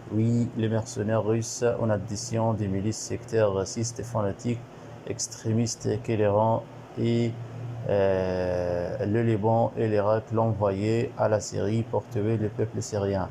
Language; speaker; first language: French; non-native, learner; Arabic